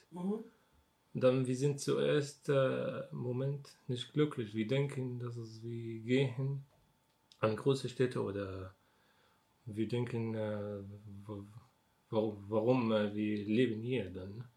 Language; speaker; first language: German; non-native, learner; Arabic